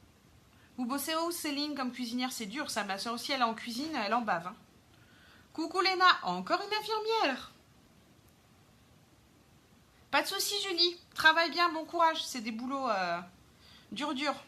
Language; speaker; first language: French; native; French